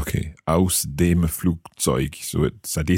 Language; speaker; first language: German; non-native, learner; English